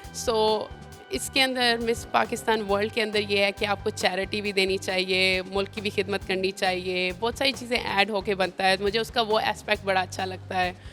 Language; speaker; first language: Urdu; native; Urdu